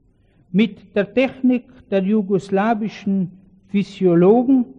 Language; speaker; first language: German; native; German